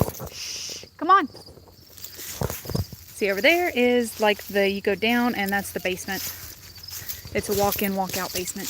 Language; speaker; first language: English; native; English